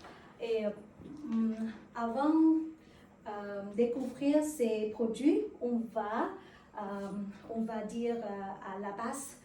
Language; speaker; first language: French; non-native, learner; Vietnamese